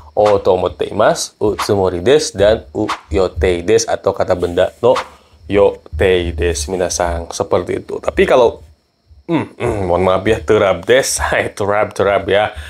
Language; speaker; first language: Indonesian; native; Indonesian